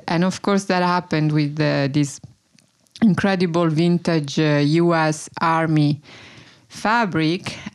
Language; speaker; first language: English; non-native, fluent; Italian